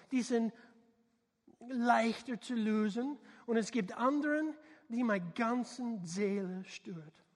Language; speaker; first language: German; non-native, learner; English